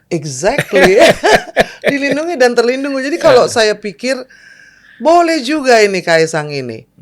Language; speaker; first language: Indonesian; native; Indonesian